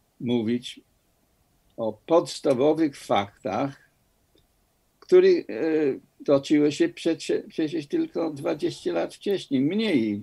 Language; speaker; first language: Polish; non-native, fluent; English